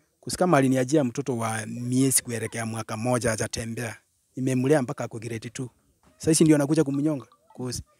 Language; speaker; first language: Swahili; non-native, local second language; Gusii